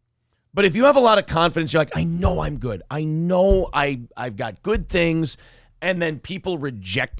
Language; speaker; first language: English; native; English